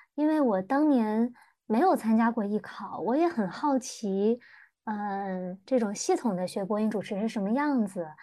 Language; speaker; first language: Chinese; native; Chinese